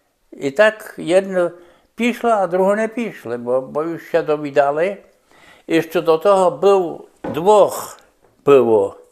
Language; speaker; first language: Polish; non-native, local second language; Rusyn